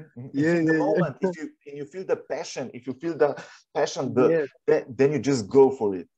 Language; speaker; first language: English; non-native, fluent; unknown